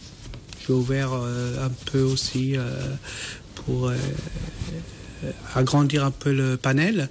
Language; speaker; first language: French; native; French